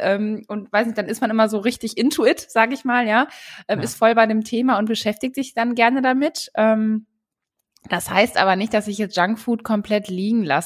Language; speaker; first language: German; native; German